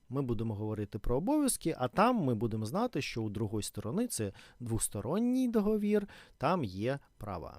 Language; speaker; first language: Ukrainian; non-native, learner; Russian